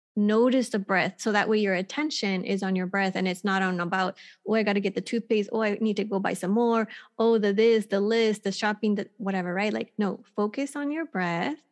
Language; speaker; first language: English; native; English